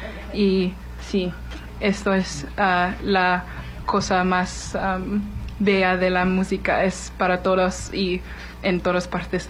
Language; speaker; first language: Spanish; non-native, learner; English